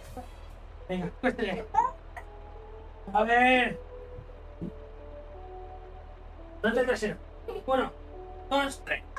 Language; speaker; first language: Spanish; non-native, learner; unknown